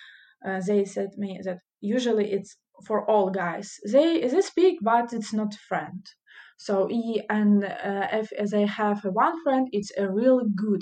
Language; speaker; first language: English; non-native, learner; Russian